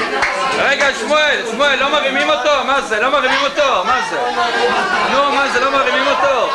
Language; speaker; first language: Hebrew; native; Hebrew